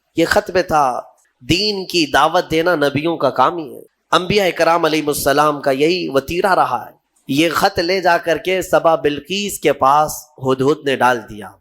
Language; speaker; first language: Urdu; native; Urdu